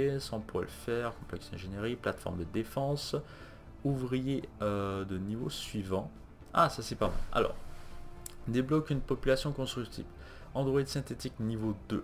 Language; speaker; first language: French; native; French